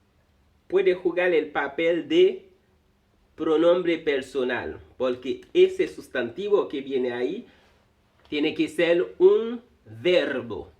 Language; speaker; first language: Spanish; non-native, fluent; Haitian Creole